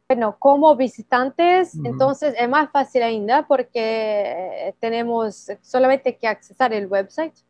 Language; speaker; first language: Spanish; non-native, learner; Portuguese